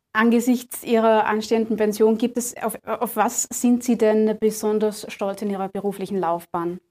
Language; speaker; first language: German; native; German